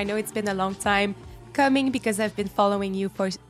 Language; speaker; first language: English; non-native, fluent; French